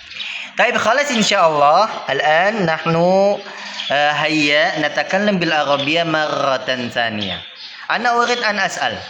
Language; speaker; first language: Arabic; non-native, fluent; Indonesian